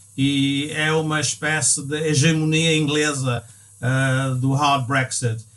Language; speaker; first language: Portuguese; early bilingual, other home language; English